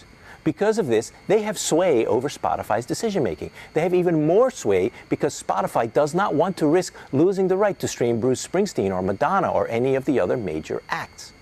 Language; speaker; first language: English; native; English